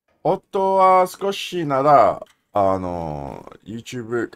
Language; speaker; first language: Japanese; non-native, learner; English